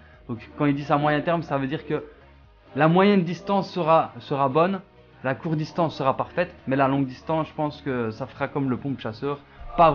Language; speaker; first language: French; native; French